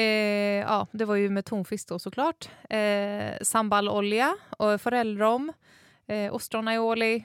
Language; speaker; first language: Swedish; native; Swedish